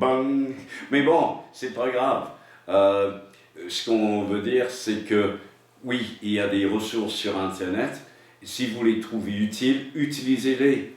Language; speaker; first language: French; non-native, fluent; English